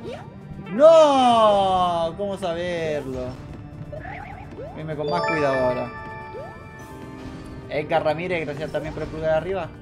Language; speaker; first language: Spanish; native; Spanish